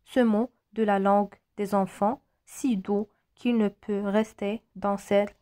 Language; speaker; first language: French; non-native, local second language; Arabic